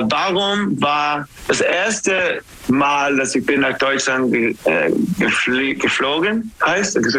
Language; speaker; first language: German; non-native, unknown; English